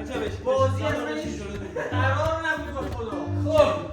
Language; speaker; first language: Persian; native; Persian